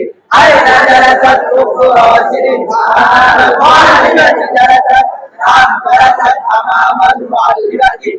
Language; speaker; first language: Arabic; non-native, learner; Bangla